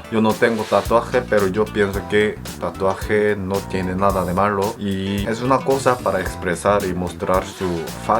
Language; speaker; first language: Spanish; non-native, fluent; Korean